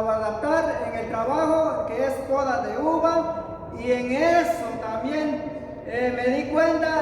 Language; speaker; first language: Spanish; non-native, local second language; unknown